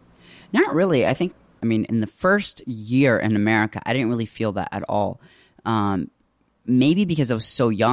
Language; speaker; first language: English; early bilingual, other home language; Arabic